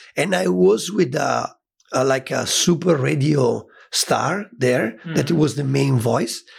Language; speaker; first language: English; non-native, fluent; Italian